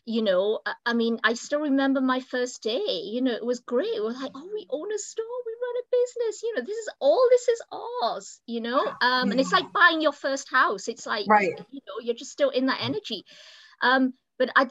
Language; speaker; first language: English; native; English